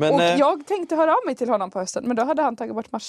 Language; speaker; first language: Swedish; native; Swedish